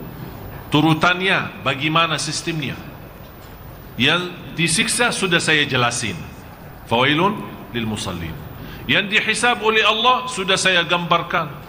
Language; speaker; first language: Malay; non-native, fluent; Arabic